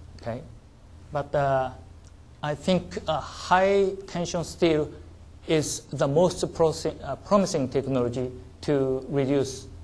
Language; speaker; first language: English; non-native, learner; Japanese